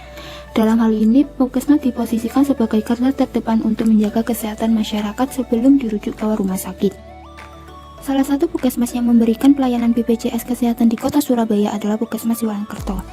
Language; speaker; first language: Indonesian; native; Indonesian